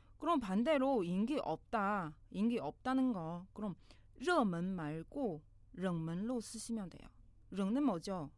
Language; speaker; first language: Korean; non-native, fluent; Chinese